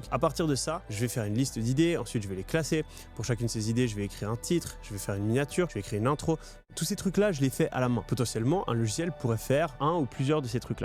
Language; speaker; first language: French; native; French